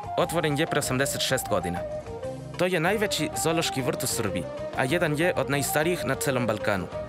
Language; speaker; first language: Serbian; non-native, fluent; Spanish